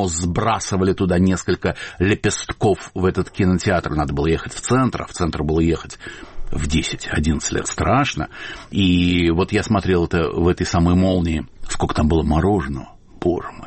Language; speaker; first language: Russian; native; Russian